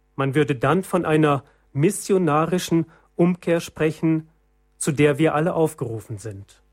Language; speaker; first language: German; native; German